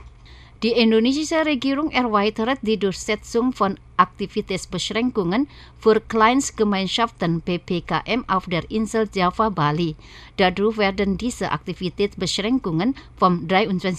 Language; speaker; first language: German; non-native, fluent; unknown